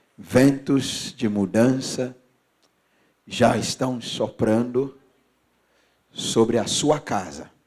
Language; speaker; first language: Portuguese; non-native, fluent; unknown